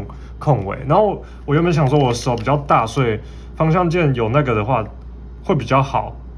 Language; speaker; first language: Chinese; native; Chinese